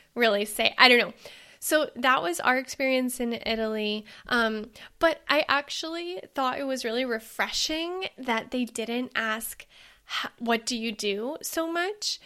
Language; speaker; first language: English; native; English